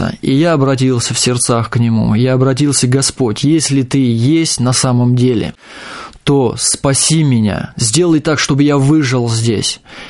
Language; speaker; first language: Russian; native; Russian